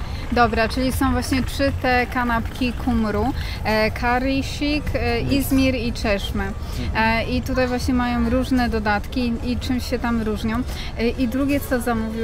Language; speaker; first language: Polish; native; Polish